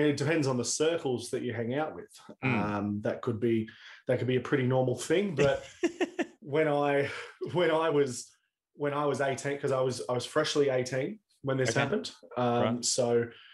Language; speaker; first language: English; native; English